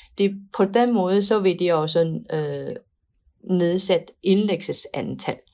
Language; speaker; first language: Danish; non-native, fluent; Chinese